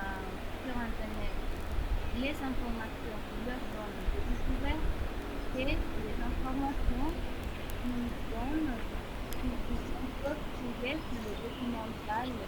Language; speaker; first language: French; non-native, learner; Spanish